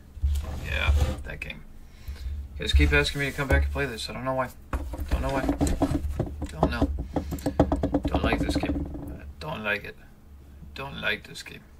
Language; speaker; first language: English; native; English